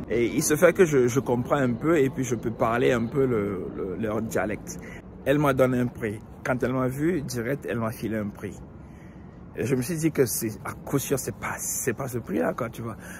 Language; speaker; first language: French; non-native, local second language; Ewe